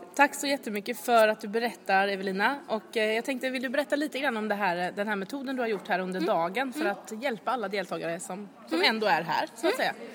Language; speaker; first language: Swedish; native; Swedish